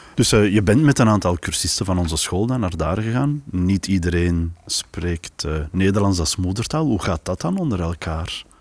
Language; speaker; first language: Dutch; native; Dutch